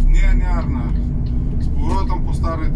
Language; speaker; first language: Polish; non-native, learner; Russian